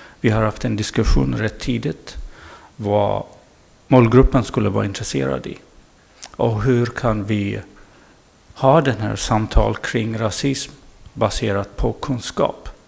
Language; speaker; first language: Swedish; non-native, fluent; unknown